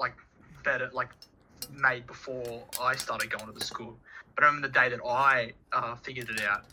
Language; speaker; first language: English; native; English